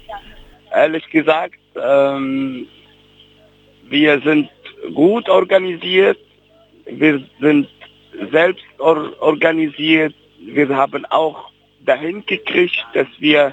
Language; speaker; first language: German; non-native, fluent; Arabic